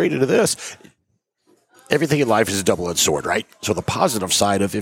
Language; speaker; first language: English; native; English